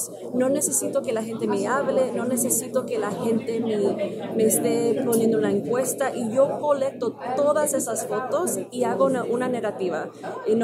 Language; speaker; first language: Spanish; early bilingual, heritage; Spanish